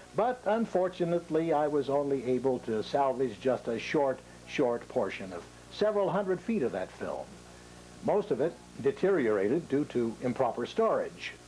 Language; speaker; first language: English; native; English